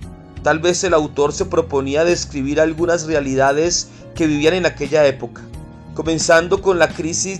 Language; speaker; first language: Spanish; native; Spanish